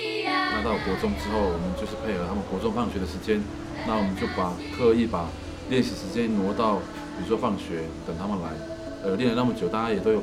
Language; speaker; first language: Chinese; native; Chinese